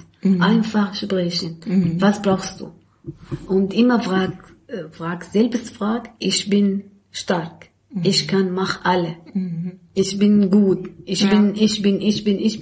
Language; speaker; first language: German; non-native, learner; Arabic